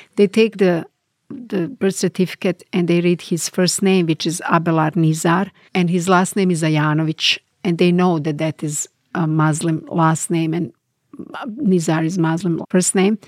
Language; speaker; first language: English; non-native, fluent; Bosnian